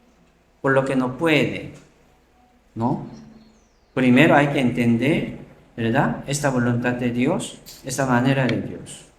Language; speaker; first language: Spanish; non-native, learner; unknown